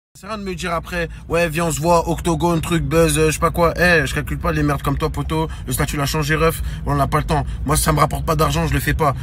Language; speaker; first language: French; native; French